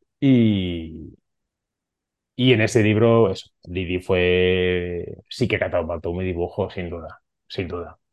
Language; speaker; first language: Spanish; non-native, local second language; Catalan